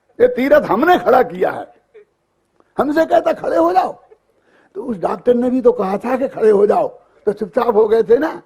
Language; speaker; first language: Hindi; native; Hindi